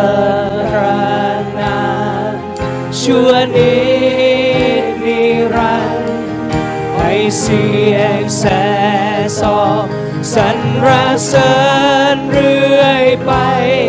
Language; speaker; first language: Thai; native; Thai